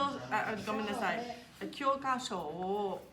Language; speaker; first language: Japanese; non-native, fluent; English